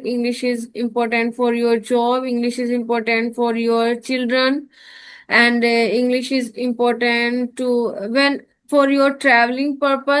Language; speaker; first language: English; non-native, learner; Hindi